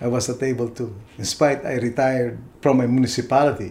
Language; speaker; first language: English; non-native, local second language; Filipino